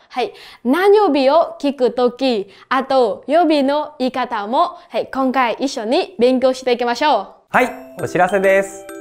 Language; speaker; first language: Japanese; non-native, fluent; Vietnamese